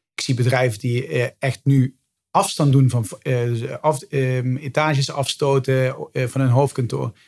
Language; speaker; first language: Dutch; native; Dutch